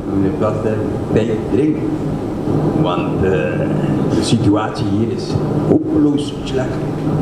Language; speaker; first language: Dutch; non-native, local second language; Papiamento